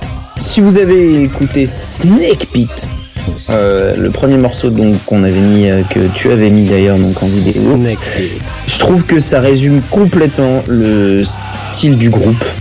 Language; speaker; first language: French; native; French